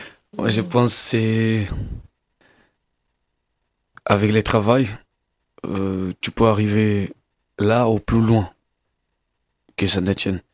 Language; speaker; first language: French; non-native, learner; Kabuverdianu